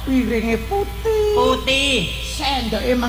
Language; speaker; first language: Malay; non-native, local second language; Javanese